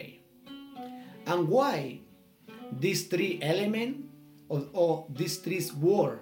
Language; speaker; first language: English; non-native, learner; Spanish